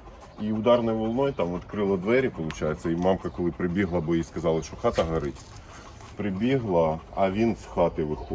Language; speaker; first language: Ukrainian; native; Ukrainian